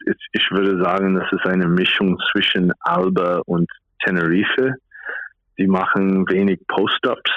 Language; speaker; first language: German; non-native, fluent; English